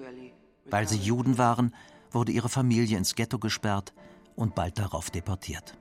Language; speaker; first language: German; native; German